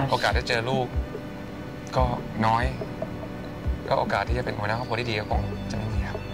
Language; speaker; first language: Thai; native; Thai